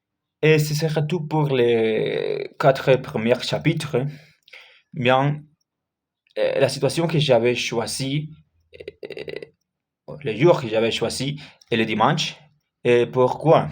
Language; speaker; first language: French; non-native, learner; Spanish